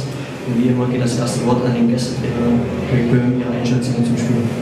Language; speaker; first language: German; native; German